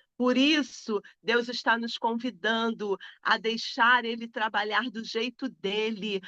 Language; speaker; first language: Portuguese; native; Portuguese